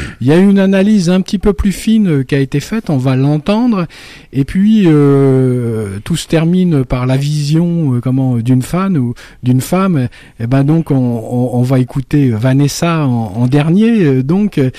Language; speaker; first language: French; native; French